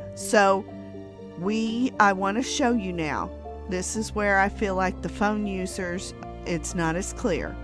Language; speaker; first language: English; native; English